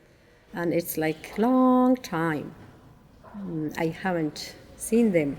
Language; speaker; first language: English; non-native, learner; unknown